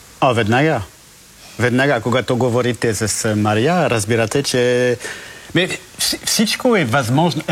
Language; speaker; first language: Bulgarian; non-native, learner; French